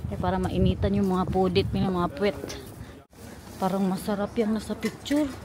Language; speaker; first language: Filipino; non-native, local second language; Cebuano